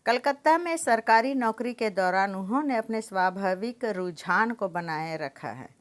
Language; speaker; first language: Hindi; non-native, local second language; Telugu